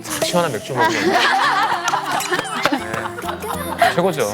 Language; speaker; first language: Korean; native; Korean